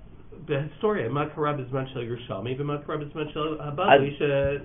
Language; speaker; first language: Hebrew; non-native, learner; English